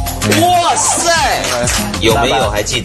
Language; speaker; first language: Chinese; native; Chinese